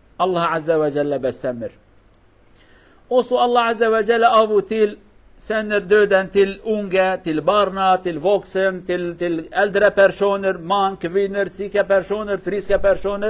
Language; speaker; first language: Swedish; non-native, learner; Kurdish